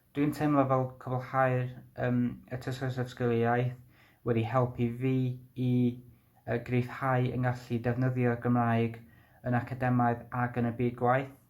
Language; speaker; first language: Welsh; non-native, local second language; English